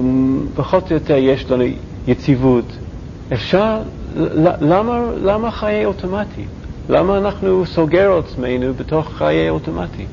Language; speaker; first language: Hebrew; non-native, learner; English